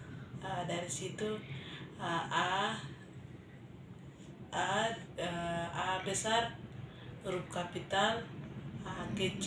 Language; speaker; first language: Indonesian; non-native, local second language; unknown